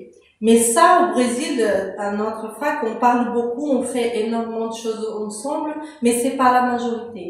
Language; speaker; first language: French; non-native, fluent; Portuguese